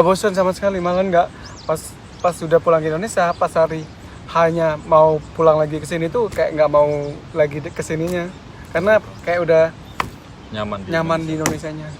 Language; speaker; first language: Indonesian; native; Indonesian